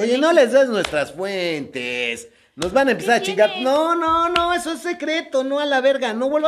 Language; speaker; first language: Spanish; native; Spanish